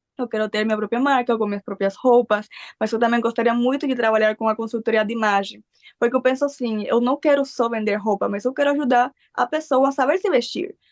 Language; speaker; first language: Portuguese; non-native, fluent; Spanish